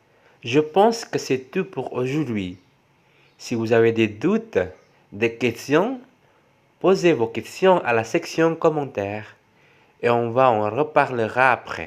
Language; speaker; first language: French; non-native, fluent; Javanese